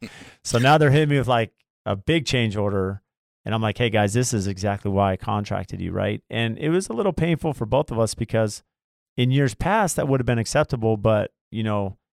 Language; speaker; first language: English; native; English